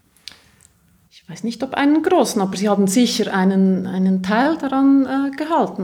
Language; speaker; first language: German; native; German